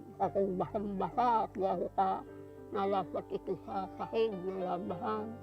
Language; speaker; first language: Filipino; native; Filipino